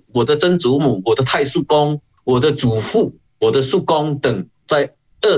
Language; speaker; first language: Chinese; native; Chinese